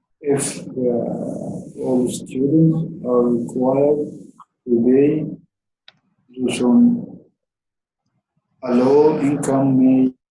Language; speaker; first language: English; non-native, learner; Arabic